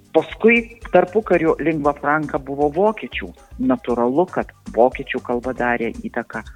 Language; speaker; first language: Lithuanian; native; Lithuanian